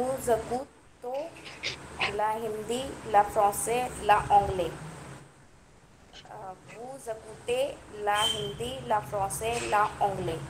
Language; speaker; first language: French; non-native, learner; Hindi